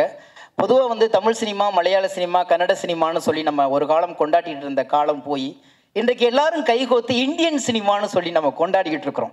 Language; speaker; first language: Tamil; native; Tamil